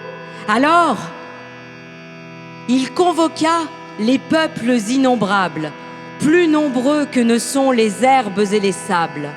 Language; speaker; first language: French; native; French